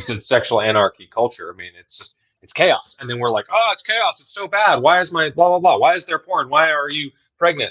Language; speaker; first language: English; native; English